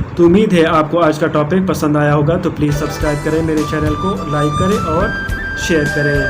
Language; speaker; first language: Urdu; native; Urdu